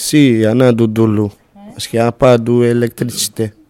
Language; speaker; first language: French; non-native, learner; Romanian